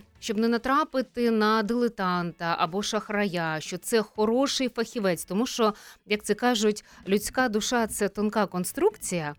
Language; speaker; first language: Ukrainian; native; Ukrainian